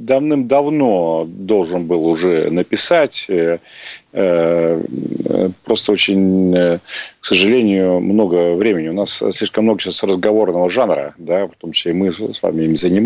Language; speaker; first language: Russian; native; Russian